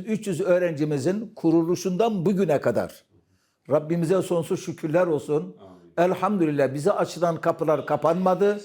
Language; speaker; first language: Turkish; native; Turkish